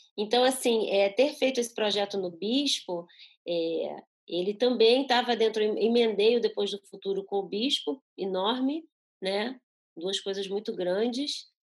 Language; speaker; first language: Portuguese; early bilingual, other home language; Spanish